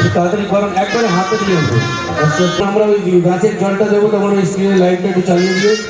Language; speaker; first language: Bangla; native; Bangla